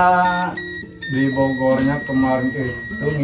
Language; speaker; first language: Indonesian; native; Indonesian